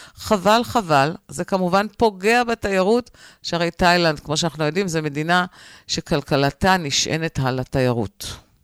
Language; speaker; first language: Hebrew; native; Hebrew